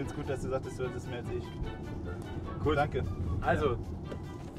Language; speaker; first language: German; native; German